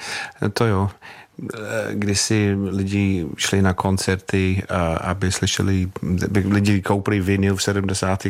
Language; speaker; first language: Czech; non-native, fluent; English